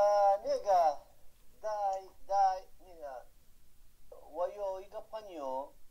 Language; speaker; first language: Chinese; non-native, learner; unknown